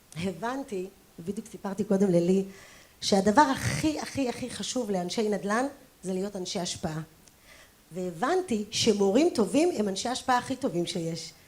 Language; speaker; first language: Hebrew; native; Hebrew